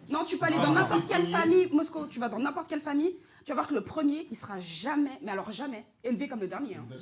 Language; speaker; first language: French; early bilingual, other home language; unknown